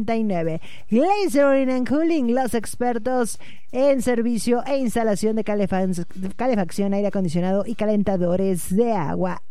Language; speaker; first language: Spanish; native; Spanish